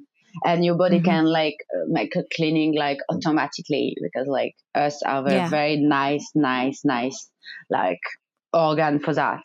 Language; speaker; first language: English; non-native, learner; French